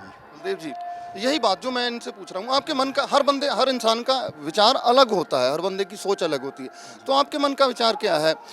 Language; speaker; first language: Hindi; non-native, local second language; Punjabi